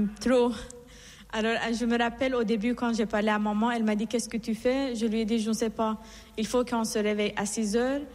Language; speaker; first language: French; non-native, fluent; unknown